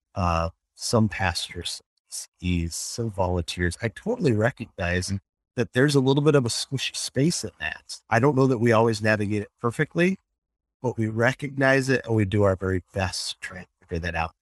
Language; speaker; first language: English; native; English